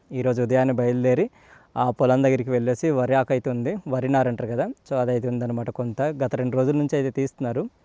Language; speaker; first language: Telugu; non-native, local second language; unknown